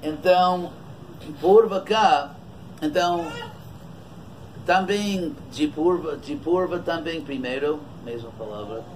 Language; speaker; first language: Portuguese; non-native, fluent; English